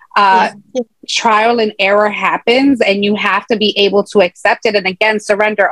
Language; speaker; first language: English; native; English